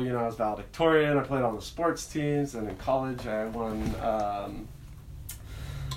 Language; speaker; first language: English; native; English